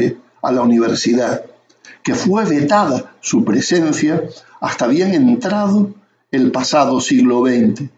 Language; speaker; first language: Spanish; native; Spanish